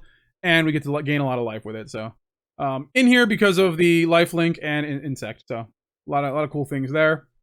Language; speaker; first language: English; native; English